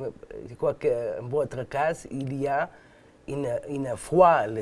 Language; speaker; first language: French; non-native, learner; Catalan